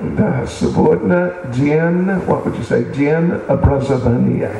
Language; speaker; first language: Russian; non-native, learner; English